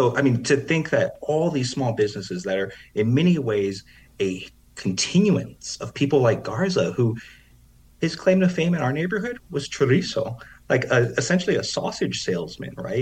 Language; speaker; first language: English; native; English